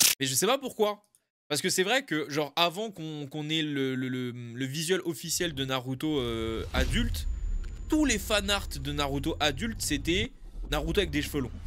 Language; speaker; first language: French; native; French